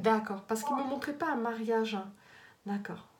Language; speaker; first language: French; native; French